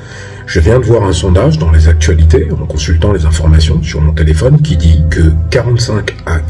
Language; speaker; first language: French; native; French